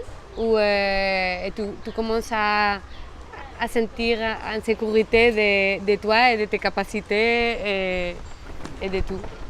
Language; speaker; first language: French; non-native, fluent; Spanish